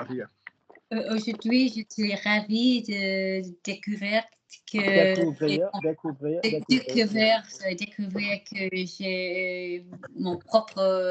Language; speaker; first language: French; non-native, learner; English